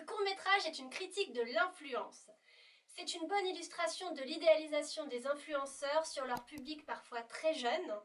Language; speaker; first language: French; native; French